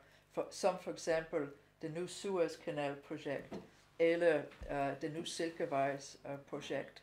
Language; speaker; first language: Danish; non-native, fluent; English